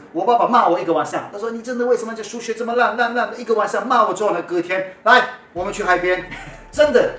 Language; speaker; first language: Chinese; non-native, fluent; Turkish